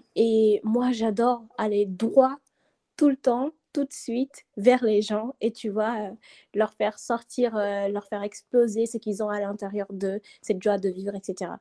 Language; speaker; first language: French; non-native, local second language; Wolof